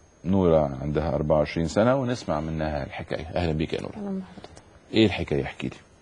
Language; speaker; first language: Arabic; native; Arabic